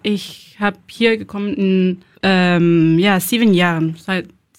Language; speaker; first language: German; non-native, learner; Spanish